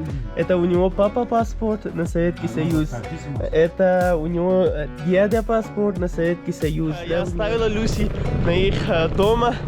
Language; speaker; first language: Russian; non-native, learner; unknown